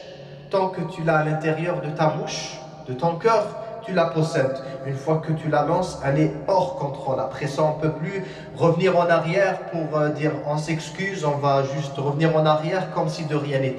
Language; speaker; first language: French; non-native, local second language; Arabic